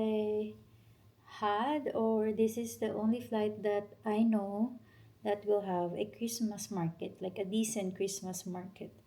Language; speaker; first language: English; non-native, local second language; Filipino